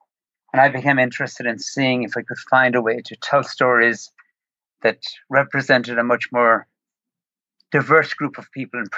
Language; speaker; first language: English; native; English